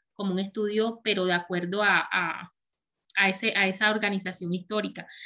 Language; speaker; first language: Spanish; native; Spanish